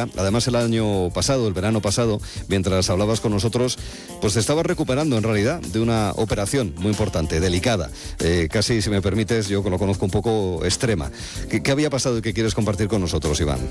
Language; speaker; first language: Spanish; native; Spanish